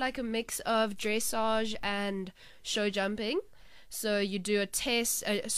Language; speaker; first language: English; native; English